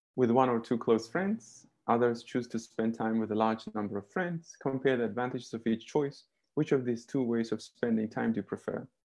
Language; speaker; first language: English; non-native, fluent; Uzbek